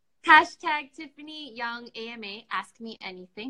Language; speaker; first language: English; early bilingual, other home language; Korean